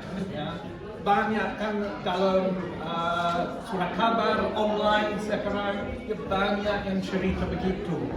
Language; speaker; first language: Indonesian; non-native, fluent; English